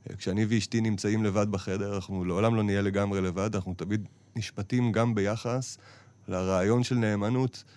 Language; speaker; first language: Hebrew; native; Hebrew